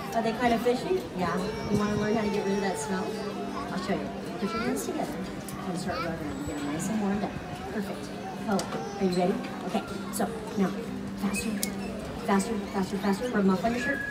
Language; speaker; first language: English; native; English